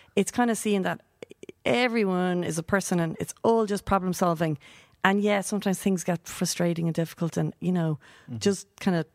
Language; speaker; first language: English; native; English